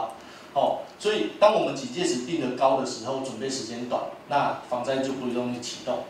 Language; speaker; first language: Chinese; native; Chinese